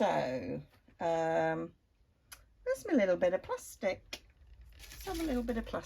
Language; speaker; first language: English; native; English